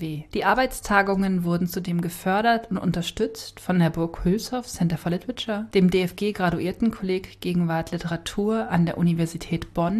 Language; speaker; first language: German; native; German